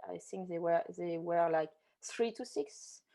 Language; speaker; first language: English; non-native, fluent; French